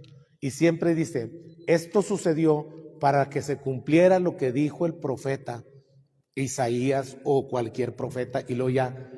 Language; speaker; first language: Spanish; native; Spanish